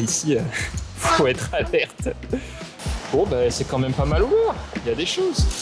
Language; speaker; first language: French; native; French